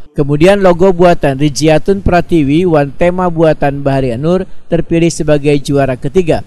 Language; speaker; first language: Indonesian; non-native, local second language; Banjar